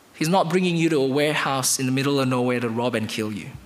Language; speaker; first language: English; non-native, fluent; Indonesian